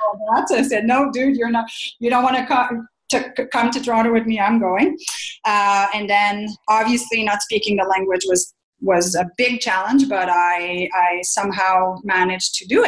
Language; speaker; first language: English; non-native, fluent; French